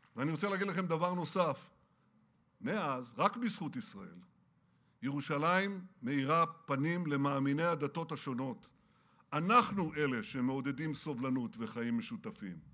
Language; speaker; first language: Hebrew; native; Hebrew